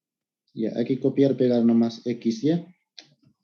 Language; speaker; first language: Spanish; native; Spanish